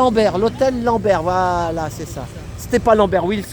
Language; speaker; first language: French; native; French